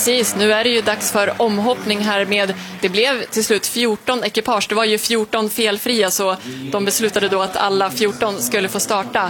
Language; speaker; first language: Swedish; native; Swedish